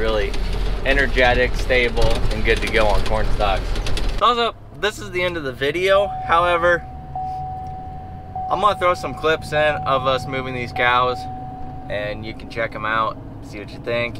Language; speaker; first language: English; native; English